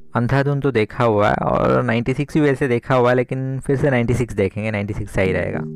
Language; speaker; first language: Hindi; non-native, local second language; Kannada